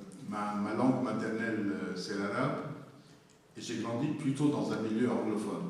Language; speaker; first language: French; non-native, local second language; Arabic